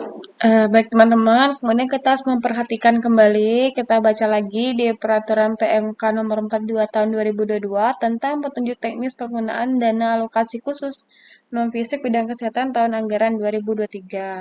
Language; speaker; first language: Indonesian; native; Indonesian